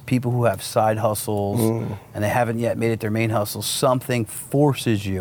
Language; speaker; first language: English; native; English